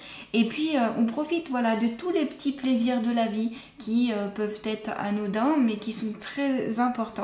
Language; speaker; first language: French; native; French